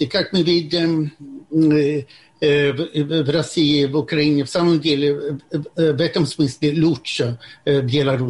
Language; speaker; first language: Russian; non-native, fluent; Swedish